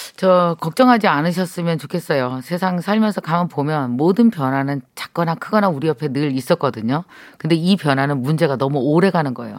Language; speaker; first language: Korean; native; Korean